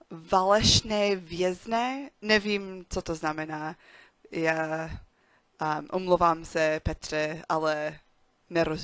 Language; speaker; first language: Czech; non-native, learner; English